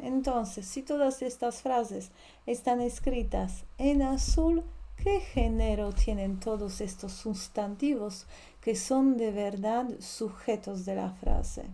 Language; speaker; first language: Spanish; non-native, fluent; Polish